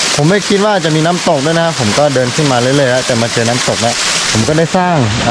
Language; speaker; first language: Thai; non-native, local second language; Karen languages